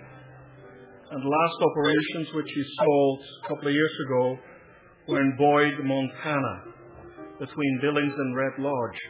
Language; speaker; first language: English; non-native, fluent; Dutch